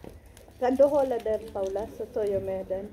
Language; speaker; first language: Swedish; non-native, learner; Filipino